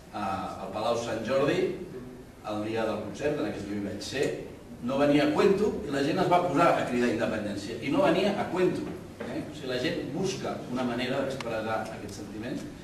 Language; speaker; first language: Catalan; native; Catalan